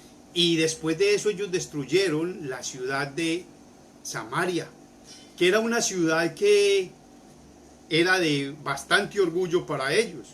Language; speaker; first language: Spanish; native; Spanish